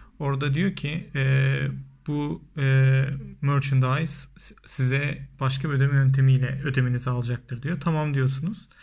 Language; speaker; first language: Turkish; native; Turkish